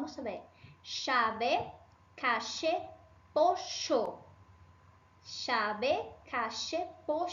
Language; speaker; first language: Spanish; non-native, fluent; Portuguese